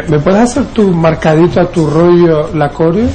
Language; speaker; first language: Spanish; native; Spanish